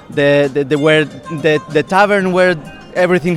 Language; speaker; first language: English; non-native, fluent; Spanish